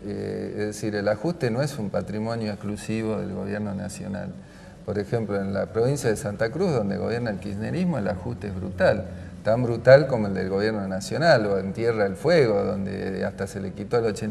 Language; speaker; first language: Spanish; native; Spanish